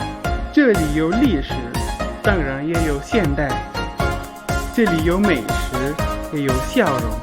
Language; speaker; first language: Chinese; non-native, learner; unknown